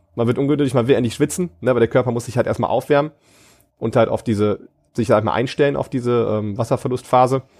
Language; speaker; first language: German; native; German